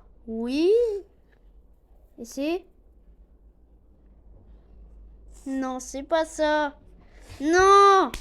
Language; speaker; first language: French; non-native, local second language; Arabic